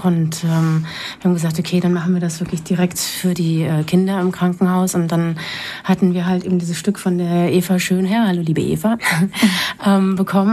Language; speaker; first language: German; native; German